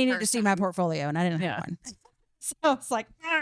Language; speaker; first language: English; native; English